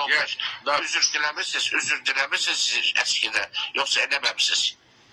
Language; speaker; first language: Turkish; non-native, learner; Azerbaijani